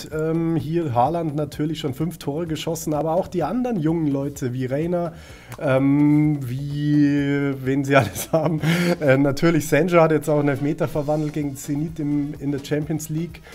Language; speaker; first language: German; native; German